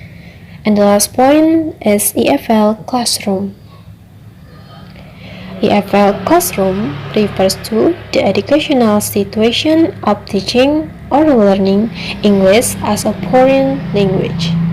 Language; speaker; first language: English; non-native, learner; Indonesian